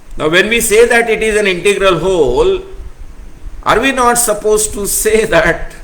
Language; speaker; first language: English; non-native, local second language; Marathi